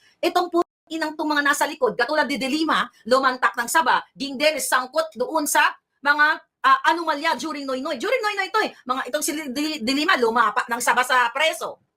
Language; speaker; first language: Filipino; non-native, local second language; Hiligaynon